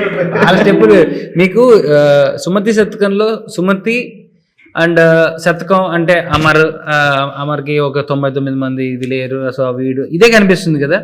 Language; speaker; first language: Telugu; native; Telugu